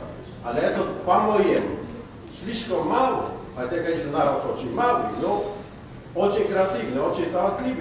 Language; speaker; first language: Russian; non-native, local second language; Georgian